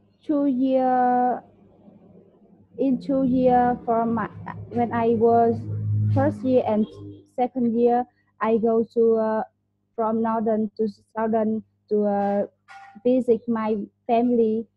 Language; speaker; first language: English; non-native, learner; Vietnamese